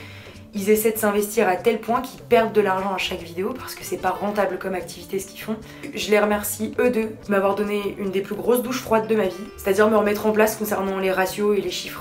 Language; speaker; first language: French; native; French